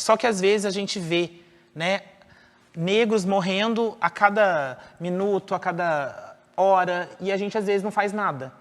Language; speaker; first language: Portuguese; native; Portuguese